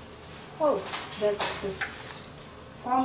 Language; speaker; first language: English; non-native, learner; Indonesian